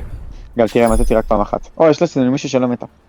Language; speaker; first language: Hebrew; native; Hebrew